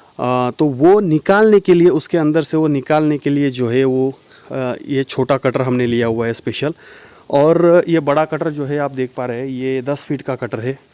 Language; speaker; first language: Hindi; non-native, local second language; Marathi